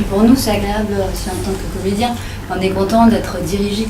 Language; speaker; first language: French; native; French